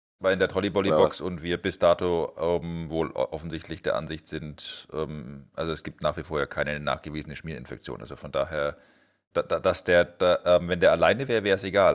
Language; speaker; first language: German; native; German